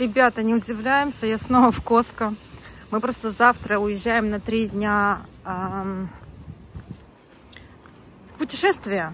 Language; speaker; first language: Russian; native; Russian